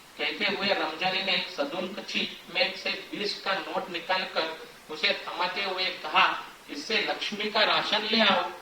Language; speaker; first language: Hindi; non-native, local second language; Marathi